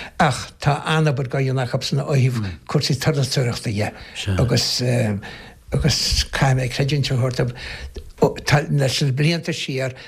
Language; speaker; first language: Irish; native; Irish